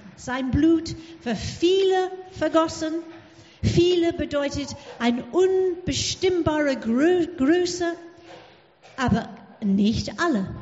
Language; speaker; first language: German; non-native, fluent; English